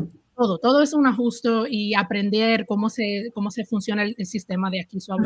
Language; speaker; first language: Spanish; early bilingual, heritage; Spanish